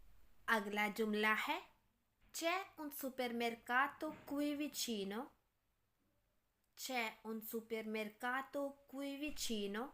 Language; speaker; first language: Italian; non-native, learner; Urdu